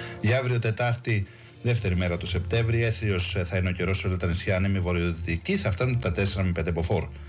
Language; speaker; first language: Greek; native; Greek